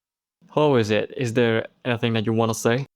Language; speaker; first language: English; non-native, fluent; Indonesian